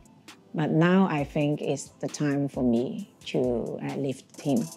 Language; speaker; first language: English; non-native, learner; Cantonese